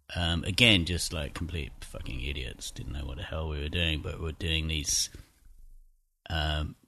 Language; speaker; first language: English; native; English